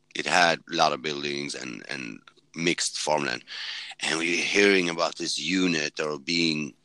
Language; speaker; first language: English; early bilingual, heritage; Swedish